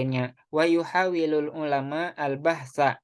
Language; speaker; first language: Arabic; non-native, fluent; Indonesian